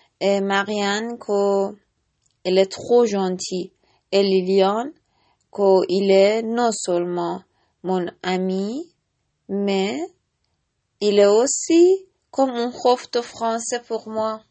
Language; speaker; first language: French; non-native, learner; Persian